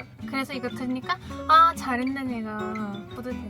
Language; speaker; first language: Korean; non-native, learner; Turkish